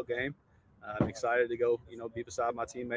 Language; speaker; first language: English; native; English